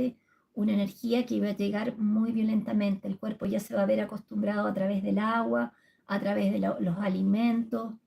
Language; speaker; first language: Spanish; native; Spanish